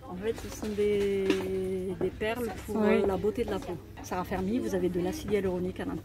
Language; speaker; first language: French; native; French